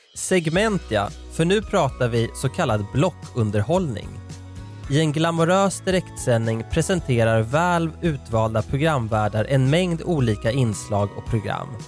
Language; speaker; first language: Swedish; native; Swedish